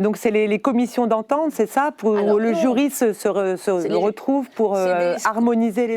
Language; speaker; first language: French; native; French